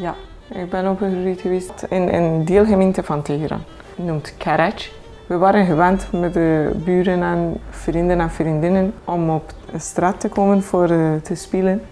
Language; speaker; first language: Dutch; non-native, fluent; Persian